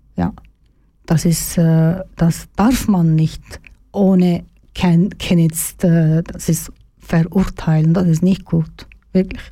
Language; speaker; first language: German; non-native, learner; Turkish